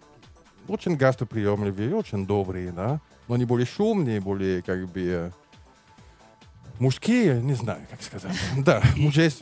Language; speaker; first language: Russian; non-native, learner; French